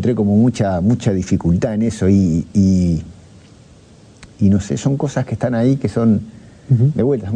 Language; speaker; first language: Spanish; native; Spanish